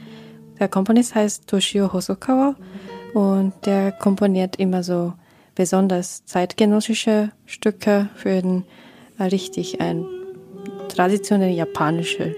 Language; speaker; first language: German; non-native, learner; Japanese